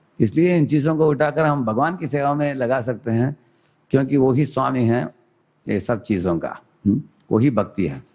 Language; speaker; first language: Hindi; non-native, local second language; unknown